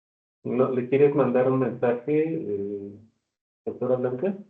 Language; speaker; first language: Spanish; native; Spanish